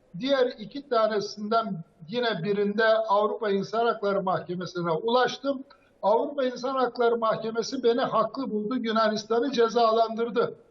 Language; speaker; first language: Turkish; native; Turkish